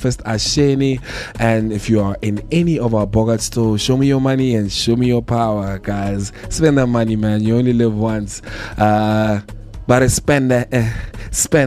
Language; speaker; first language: English; non-native, local second language; Tswana